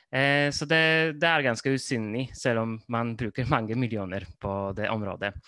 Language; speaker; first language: Norwegian; non-native, fluent; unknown